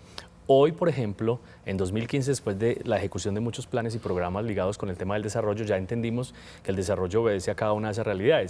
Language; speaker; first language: Spanish; native; Spanish